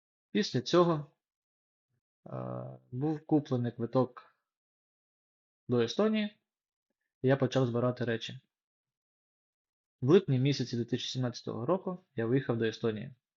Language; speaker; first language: Ukrainian; non-native, local second language; Russian